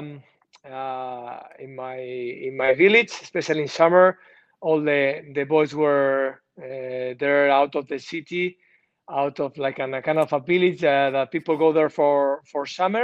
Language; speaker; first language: English; non-native, learner; Spanish